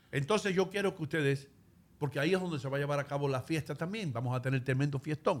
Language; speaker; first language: Spanish; native; Spanish